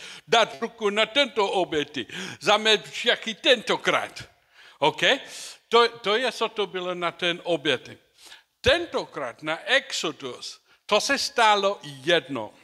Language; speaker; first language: Czech; non-native, learner; English